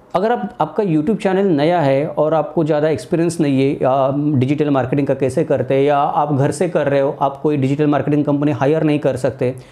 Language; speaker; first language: Hindi; non-native, local second language; Marathi